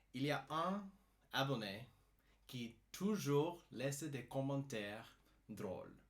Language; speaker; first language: French; non-native, learner; English